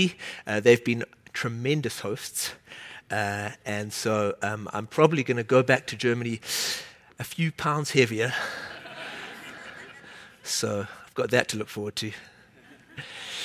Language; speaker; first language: English; native; English